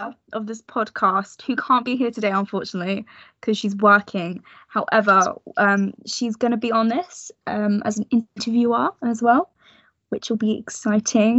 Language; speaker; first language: English; native; English